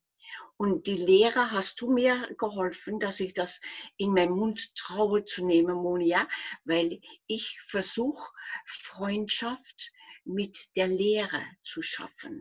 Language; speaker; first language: German; non-native, fluent; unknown